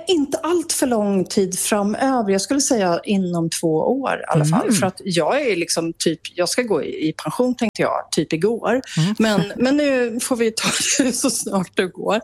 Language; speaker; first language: Swedish; native; Swedish